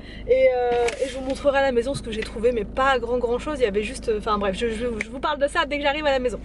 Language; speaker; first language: French; native; French